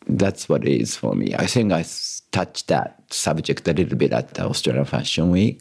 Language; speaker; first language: English; non-native, fluent; Japanese